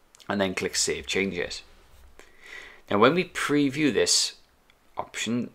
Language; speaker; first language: English; native; English